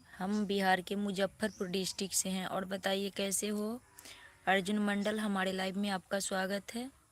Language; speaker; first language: Hindi; native; Hindi